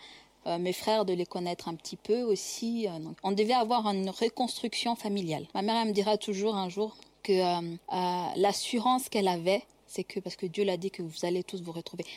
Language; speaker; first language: French; non-native, local second language; Kinyarwanda